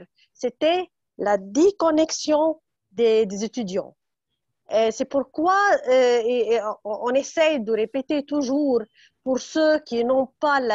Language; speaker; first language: French; non-native, fluent; Arabic